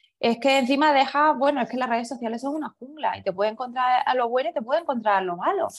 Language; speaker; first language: Spanish; early bilingual, other home language; Chinese